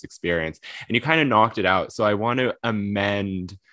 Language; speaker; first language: English; native; English